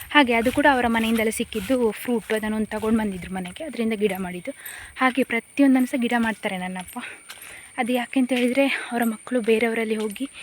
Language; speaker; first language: Kannada; non-native, local second language; Konkani